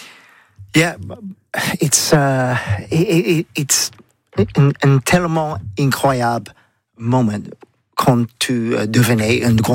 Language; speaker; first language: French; non-native, learner; English